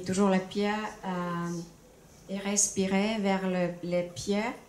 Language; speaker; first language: French; non-native, fluent; Finnish